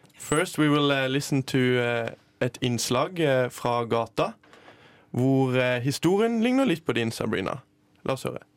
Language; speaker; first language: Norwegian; native; Norwegian